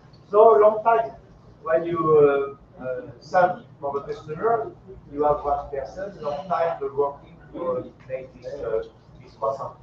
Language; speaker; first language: English; non-native, learner; French